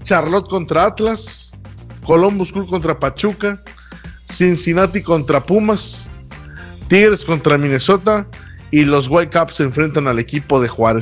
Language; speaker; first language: Spanish; native; Spanish